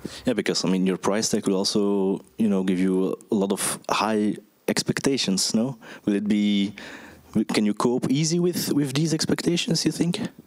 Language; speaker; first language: English; non-native, fluent; Dutch